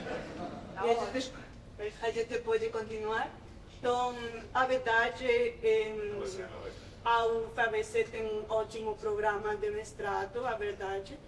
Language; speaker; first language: Portuguese; non-native, fluent; Spanish